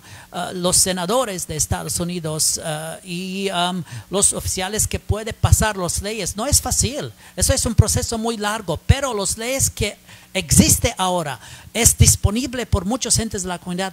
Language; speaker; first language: Spanish; non-native, learner; English